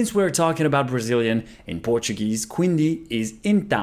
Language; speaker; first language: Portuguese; non-native, learner; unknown